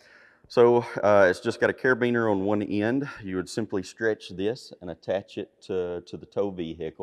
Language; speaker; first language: English; native; English